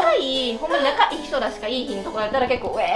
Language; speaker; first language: Japanese; native; Japanese